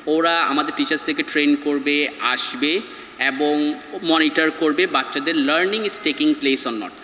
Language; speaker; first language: Bangla; native; Bangla